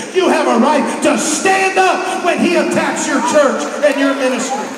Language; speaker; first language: English; native; English